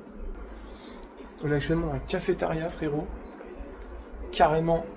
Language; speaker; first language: French; native; French